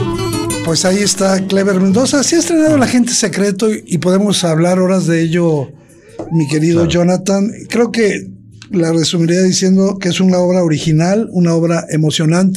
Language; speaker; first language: Spanish; native; Spanish